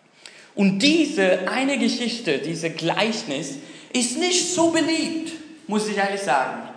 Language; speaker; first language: German; non-native, fluent; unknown